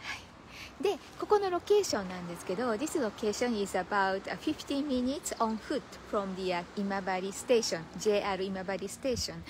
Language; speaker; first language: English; non-native, learner; Japanese